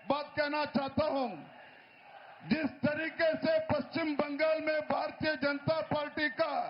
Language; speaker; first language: Hindi; non-native, local second language; Kannada